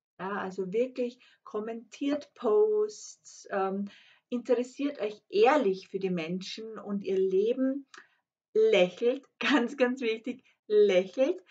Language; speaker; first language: German; non-native, fluent; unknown